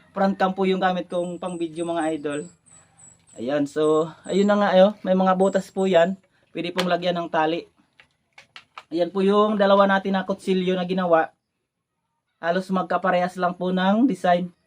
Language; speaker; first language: Filipino; non-native, local second language; Bikol